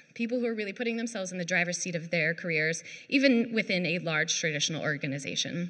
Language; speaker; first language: English; native; English